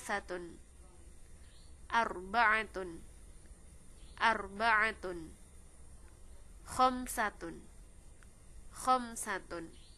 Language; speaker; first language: Arabic; non-native, fluent; Indonesian